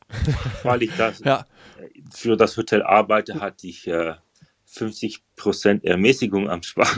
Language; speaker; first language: German; non-native, learner; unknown